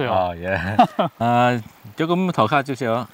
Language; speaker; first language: Korean; non-native, learner; Vietnamese